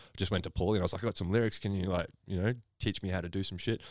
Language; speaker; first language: English; native; English